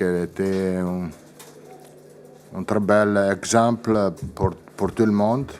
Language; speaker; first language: French; non-native, fluent; Italian